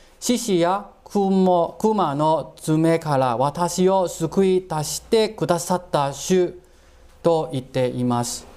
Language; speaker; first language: Japanese; non-native, fluent; Cantonese